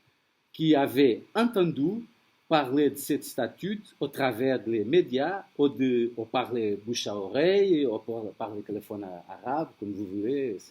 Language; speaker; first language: French; non-native, fluent; Portuguese